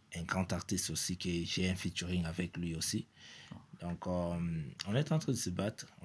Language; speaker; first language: French; non-native, local second language; Lingala